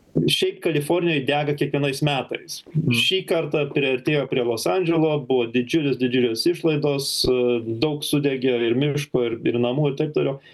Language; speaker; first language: Lithuanian; early bilingual, heritage; Lithuanian